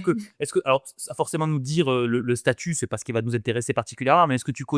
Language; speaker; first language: French; native; French